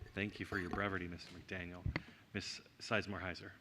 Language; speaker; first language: English; native; English